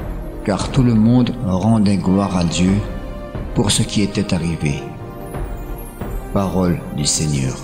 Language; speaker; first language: French; native; French